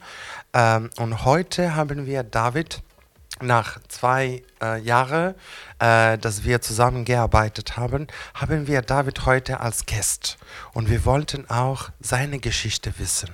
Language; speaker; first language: German; non-native, fluent; Greek